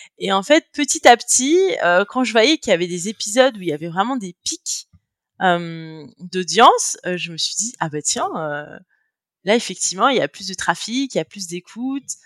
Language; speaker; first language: French; native; French